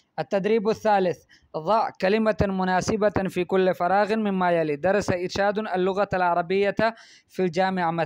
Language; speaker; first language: Arabic; non-native, fluent; Urdu